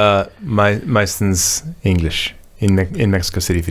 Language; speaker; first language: German; non-native, learner; English